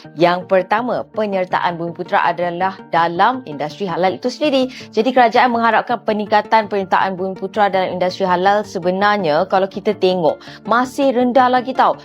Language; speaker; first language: Malay; native; Malay